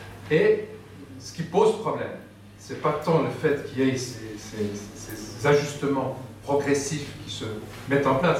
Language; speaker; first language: French; native; French